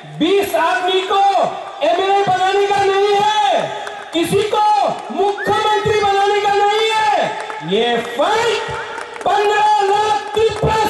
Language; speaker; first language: Hindi; non-native, local second language; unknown